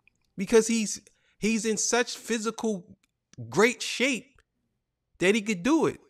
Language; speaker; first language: English; native; English